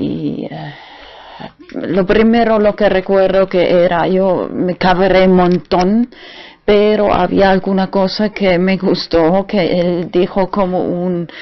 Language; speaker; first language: Spanish; non-native, learner; German